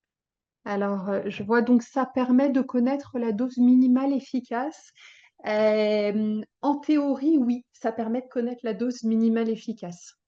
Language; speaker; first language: French; native; French